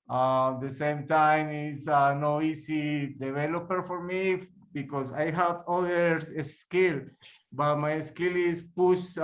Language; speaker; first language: English; non-native, learner; Spanish